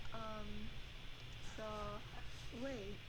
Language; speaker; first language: English; non-native, learner; Chinese